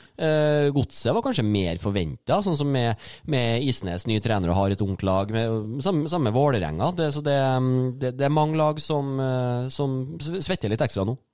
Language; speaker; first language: Norwegian; native; Norwegian